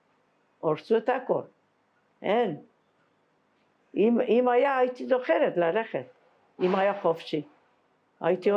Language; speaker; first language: Hebrew; non-native, fluent; Persian